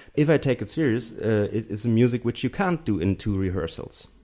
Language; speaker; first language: English; non-native, fluent; German